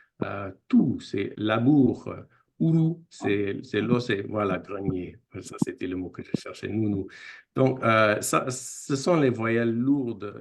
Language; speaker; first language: French; non-native, fluent; English